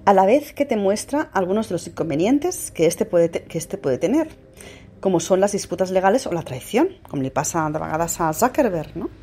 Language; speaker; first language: Spanish; non-native, local second language; Catalan